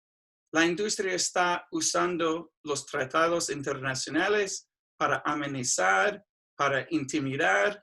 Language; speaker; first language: Spanish; non-native, fluent; English